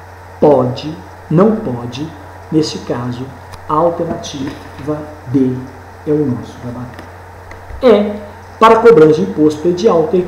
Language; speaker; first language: Portuguese; native; Portuguese